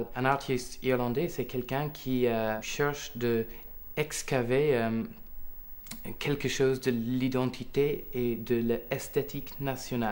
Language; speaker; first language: French; non-native, fluent; English